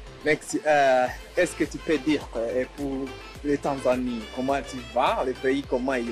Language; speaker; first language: French; non-native, learner; Swahili